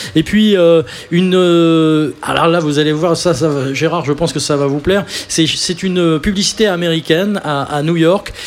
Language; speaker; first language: French; native; French